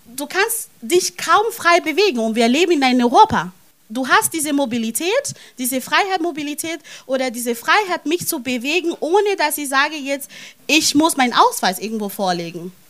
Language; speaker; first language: German; non-native, fluent; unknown